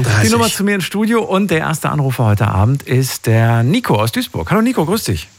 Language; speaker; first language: German; native; German